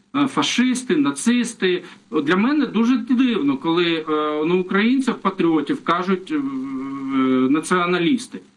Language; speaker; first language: Ukrainian; non-native, local second language; Russian